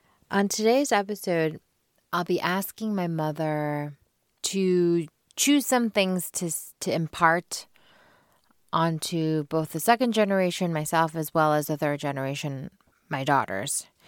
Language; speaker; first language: English; native; English